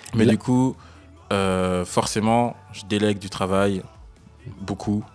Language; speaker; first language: French; native; French